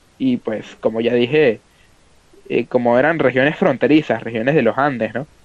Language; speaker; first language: Spanish; native; Spanish